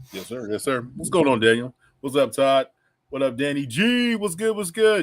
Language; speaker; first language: English; native; English